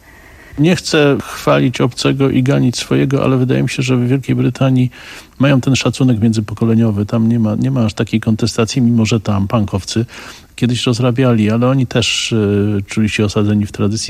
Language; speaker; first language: Polish; native; Polish